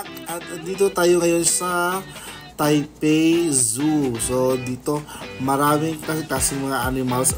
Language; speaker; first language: Filipino; non-native, local second language; Hiligaynon